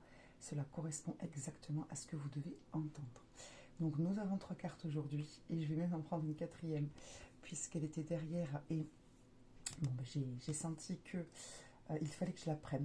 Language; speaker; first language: French; native; French